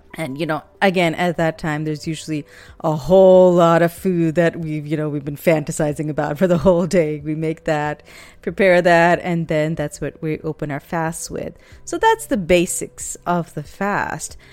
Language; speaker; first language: English; non-native, local second language; Urdu